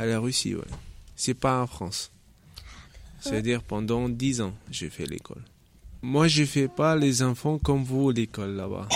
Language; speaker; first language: French; non-native, learner; Chechen